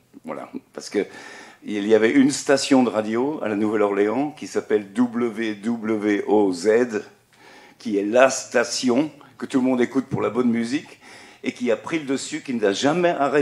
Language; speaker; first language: French; native; French